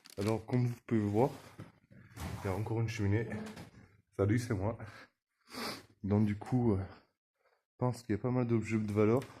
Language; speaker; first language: French; native; French